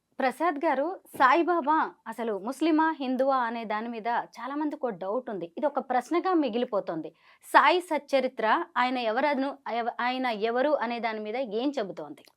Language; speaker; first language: Telugu; native; Telugu